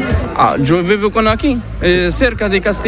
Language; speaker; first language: Spanish; non-native, learner; Arabic